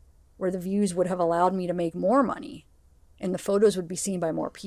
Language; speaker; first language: English; native; English